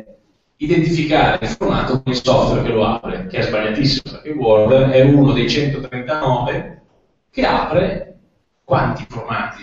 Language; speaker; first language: Italian; native; Italian